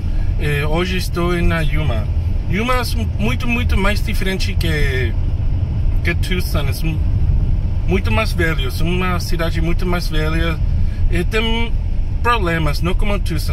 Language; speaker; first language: Portuguese; non-native, learner; English